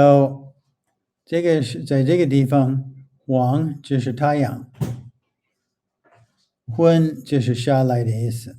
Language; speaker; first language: Chinese; non-native, fluent; English